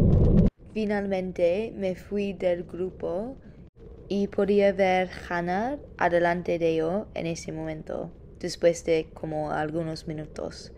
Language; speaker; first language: Spanish; non-native, fluent; English